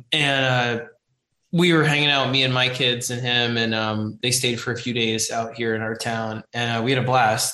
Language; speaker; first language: English; native; English